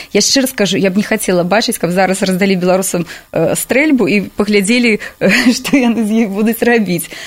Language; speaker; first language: Belarusian; native; Belarusian